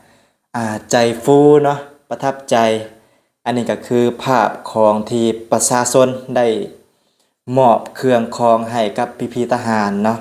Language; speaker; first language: Thai; non-native, local second language; Northeastern Thai